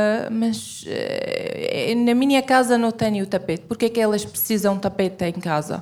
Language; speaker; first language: Portuguese; non-native, fluent; Arabic